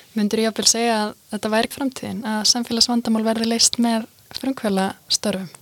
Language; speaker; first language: Icelandic; native; Icelandic